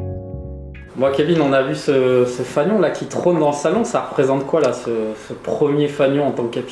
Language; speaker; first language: French; native; French